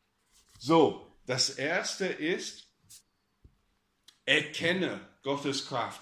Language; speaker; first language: German; non-native, fluent; English